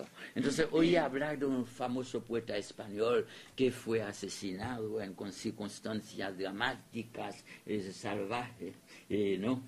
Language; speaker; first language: Spanish; non-native, fluent; French